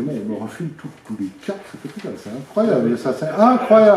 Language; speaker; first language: French; native; French